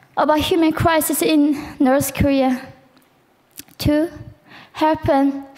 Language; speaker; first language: English; non-native, fluent; Korean